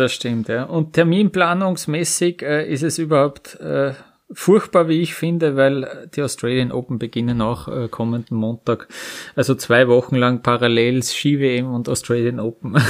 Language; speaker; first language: German; native; German